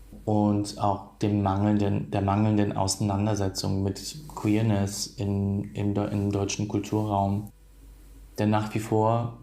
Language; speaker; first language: German; non-native, fluent; Polish